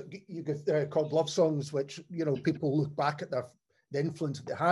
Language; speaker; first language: English; native; English